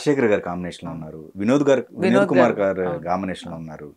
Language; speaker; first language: Telugu; native; Telugu